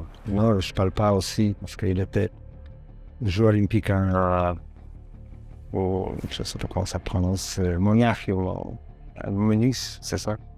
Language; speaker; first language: French; non-native, learner; Polish